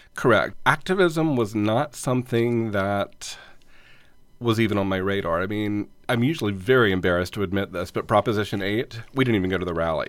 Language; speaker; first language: English; native; English